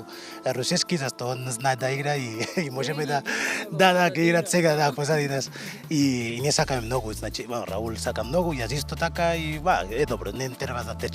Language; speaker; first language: Macedonian; non-native, learner; Spanish